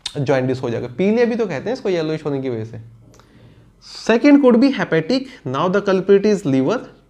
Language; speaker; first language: Hindi; native; Hindi